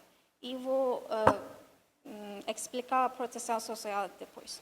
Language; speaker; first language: Portuguese; non-native, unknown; Persian